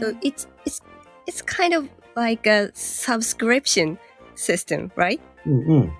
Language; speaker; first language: English; non-native, learner; Japanese